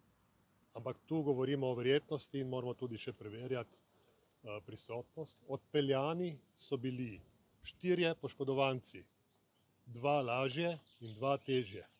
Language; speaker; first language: Slovenian; native; Slovenian